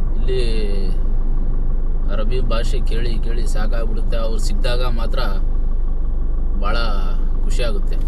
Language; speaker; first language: Kannada; non-native, local second language; Urdu